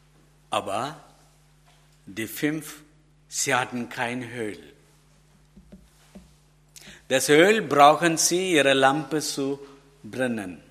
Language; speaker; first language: German; non-native, learner; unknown